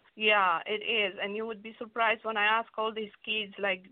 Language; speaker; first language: English; non-native, fluent; Romanian